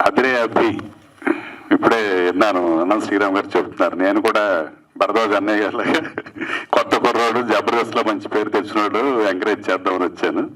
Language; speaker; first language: Telugu; native; Telugu